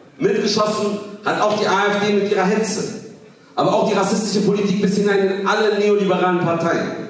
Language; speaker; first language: German; early bilingual, other home language; Kurdish